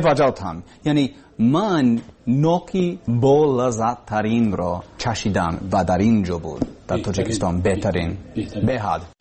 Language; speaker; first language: Persian; non-native, learner; English